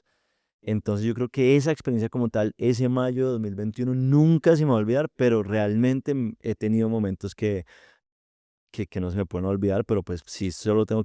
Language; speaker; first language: Spanish; native; Spanish